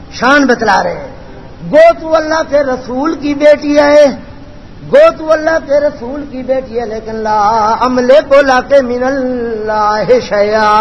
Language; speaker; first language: Urdu; non-native, local second language; Punjabi